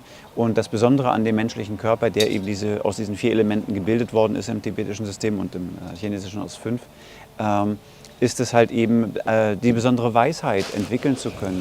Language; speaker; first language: German; native; German